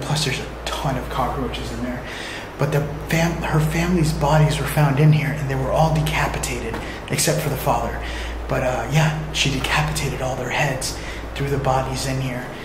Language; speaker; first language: English; native; English